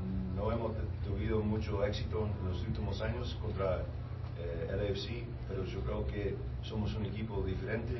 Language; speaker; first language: Spanish; early bilingual, heritage; Spanish